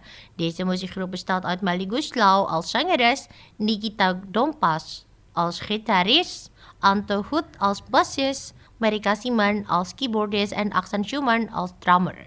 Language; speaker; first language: Dutch; non-native, fluent; Indonesian